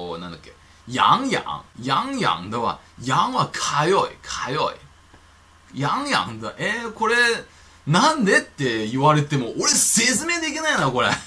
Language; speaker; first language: Japanese; non-native, fluent; Chinese